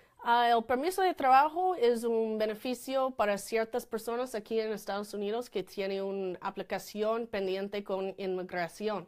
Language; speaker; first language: Spanish; non-native, fluent; English